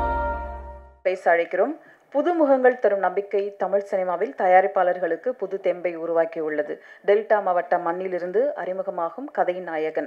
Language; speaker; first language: Tamil; native; Tamil